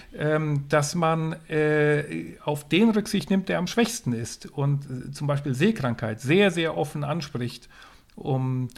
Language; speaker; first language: German; non-native, fluent; Swedish